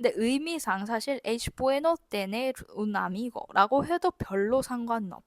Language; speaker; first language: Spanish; non-native, fluent; Korean